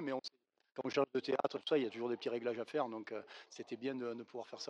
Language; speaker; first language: French; native; French